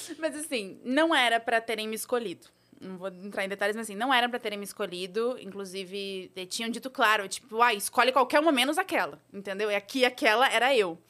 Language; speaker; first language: Portuguese; native; Portuguese